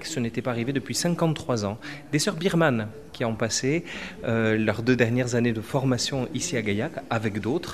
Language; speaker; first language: French; native; French